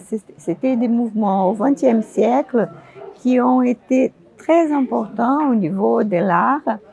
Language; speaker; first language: French; non-native, fluent; Portuguese